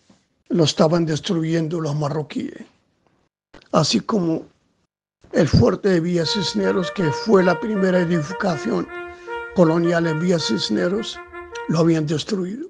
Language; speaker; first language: Spanish; non-native, local second language; Arabic